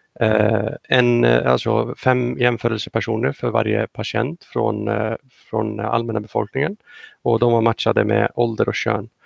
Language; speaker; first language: Swedish; non-native, fluent; Icelandic